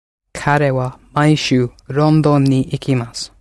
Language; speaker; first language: Japanese; non-native, learner; English